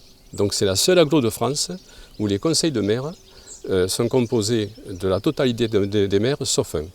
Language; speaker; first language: French; native; French